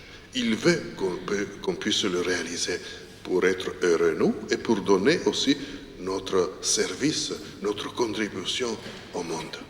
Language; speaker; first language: French; non-native, fluent; Italian